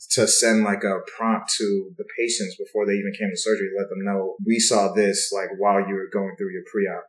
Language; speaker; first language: English; native; English